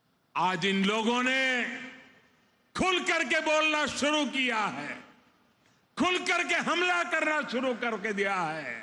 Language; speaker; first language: Hindi; native; Hindi